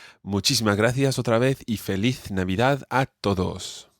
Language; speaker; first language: Spanish; non-native, fluent; English